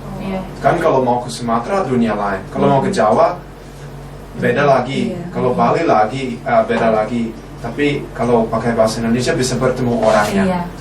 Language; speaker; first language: Indonesian; non-native, fluent; English